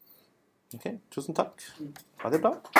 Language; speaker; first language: Norwegian; non-native, learner; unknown